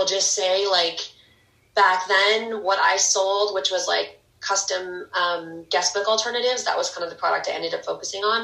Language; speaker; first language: English; native; English